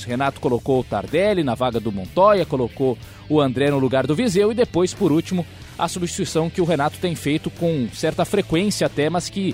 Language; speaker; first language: Portuguese; native; Portuguese